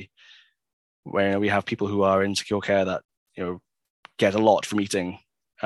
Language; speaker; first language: English; native; English